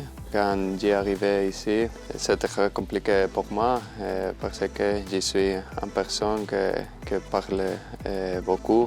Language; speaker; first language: French; non-native, learner; Spanish